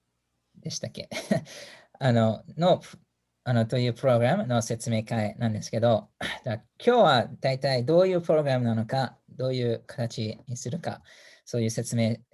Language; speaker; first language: Japanese; non-native, fluent; English